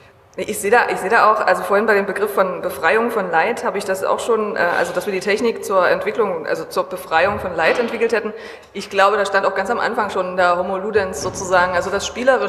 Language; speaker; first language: German; native; German